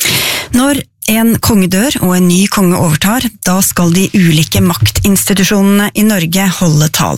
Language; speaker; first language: Norwegian; native; Norwegian